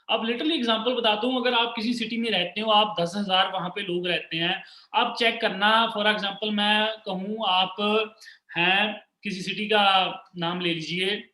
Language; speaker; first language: Hindi; non-native, local second language; Punjabi